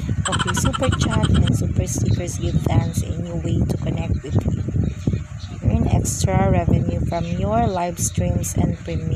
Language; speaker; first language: English; non-native, local second language; Filipino